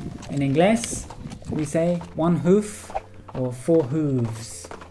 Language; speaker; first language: Spanish; non-native, fluent; English